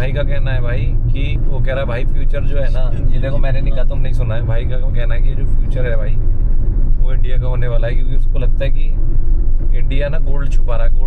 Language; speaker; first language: Hindi; native; Hindi